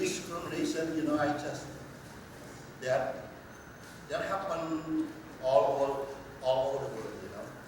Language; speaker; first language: English; non-native, learner; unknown